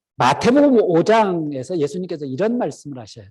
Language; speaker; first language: Korean; native; Korean